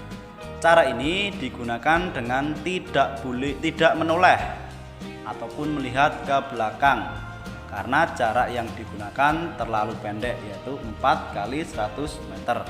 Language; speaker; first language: Indonesian; native; Indonesian